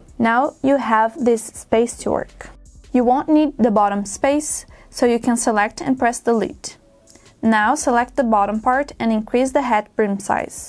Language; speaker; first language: English; non-native, fluent; Portuguese